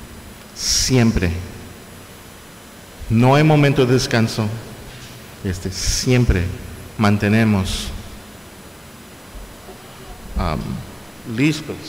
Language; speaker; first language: Spanish; non-native, fluent; English